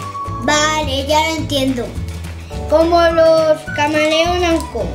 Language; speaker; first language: Spanish; native; Spanish